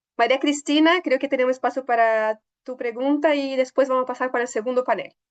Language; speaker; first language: Spanish; non-native, fluent; Portuguese